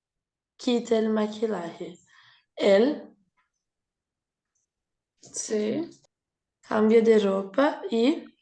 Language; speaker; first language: Spanish; non-native, learner; Portuguese